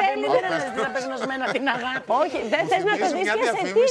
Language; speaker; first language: Greek; native; Greek